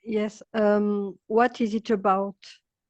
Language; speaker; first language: English; non-native, learner; French